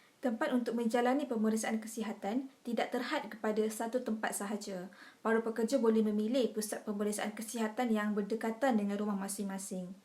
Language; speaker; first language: Malay; native; Malay